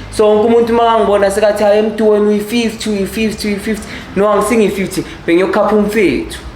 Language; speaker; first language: Zulu; native; Zulu